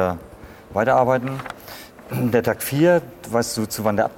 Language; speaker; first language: German; native; German